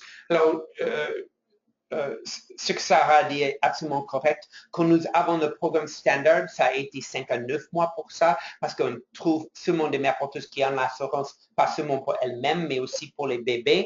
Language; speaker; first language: French; non-native, fluent; English